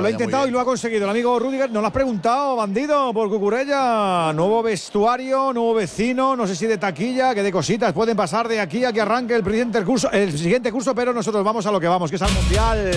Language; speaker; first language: Spanish; native; Spanish